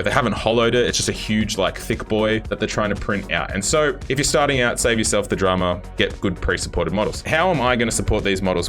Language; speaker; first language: English; native; English